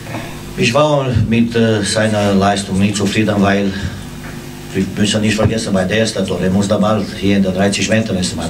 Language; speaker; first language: German; non-native, learner; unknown